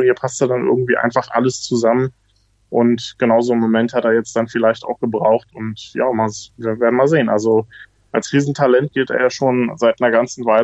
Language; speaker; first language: German; native; German